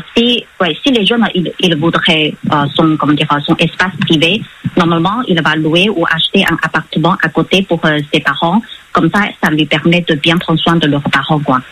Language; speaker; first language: French; non-native, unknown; Chinese